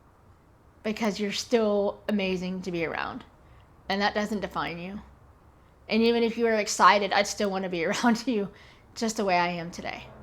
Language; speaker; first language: English; native; English